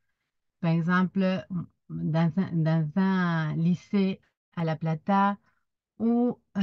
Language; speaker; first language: French; non-native, fluent; Spanish